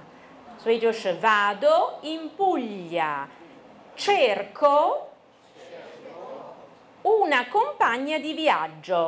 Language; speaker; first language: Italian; non-native, fluent; Chinese